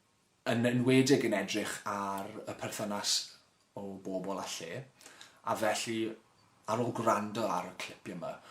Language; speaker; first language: Welsh; non-native, local second language; English